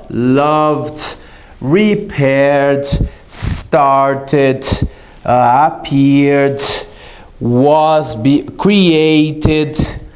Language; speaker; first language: English; non-native, fluent; Portuguese